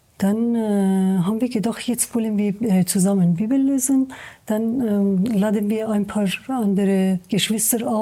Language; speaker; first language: German; non-native, learner; Persian